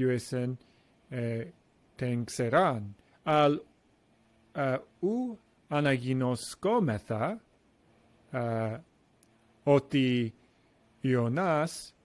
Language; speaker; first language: Greek; non-native, learner; English